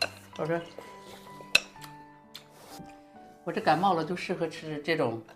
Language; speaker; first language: Chinese; native; Chinese